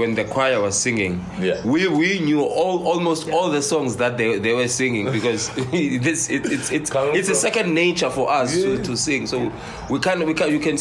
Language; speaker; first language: English; non-native, local second language; Xhosa